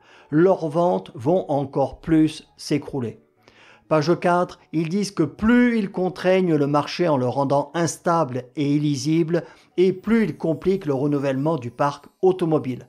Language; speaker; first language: French; native; French